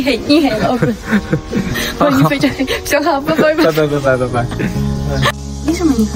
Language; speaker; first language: Chinese; non-native, learner; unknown